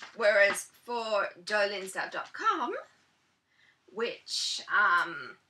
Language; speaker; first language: English; native; English